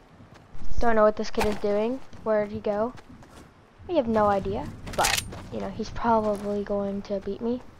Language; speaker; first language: English; native; English